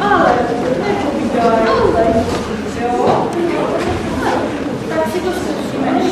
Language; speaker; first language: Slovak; non-native, learner; Czech